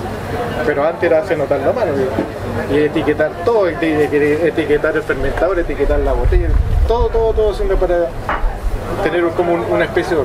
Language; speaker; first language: Spanish; native; Spanish